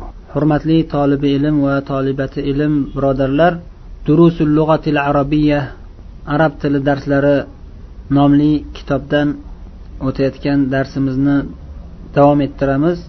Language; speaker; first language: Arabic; non-native, fluent; Uzbek